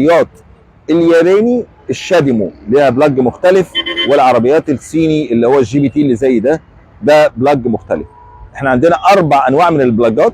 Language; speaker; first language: Arabic; native; Arabic